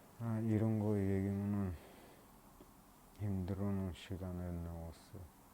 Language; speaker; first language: Korean; non-native, learner; Persian